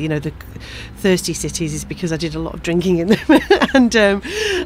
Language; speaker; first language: English; native; English